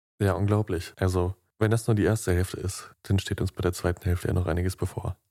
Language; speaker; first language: German; native; German